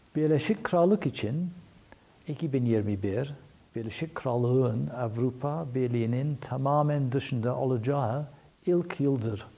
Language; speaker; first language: Turkish; non-native, fluent; English